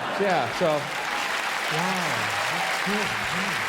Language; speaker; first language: English; native; English